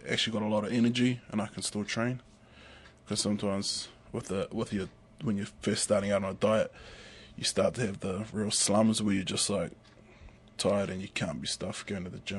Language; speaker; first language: English; native; English